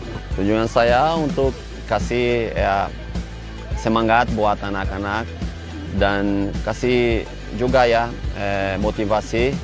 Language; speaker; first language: Indonesian; non-native, fluent; Portuguese